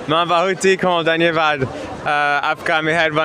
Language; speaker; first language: Hindi; non-native, learner; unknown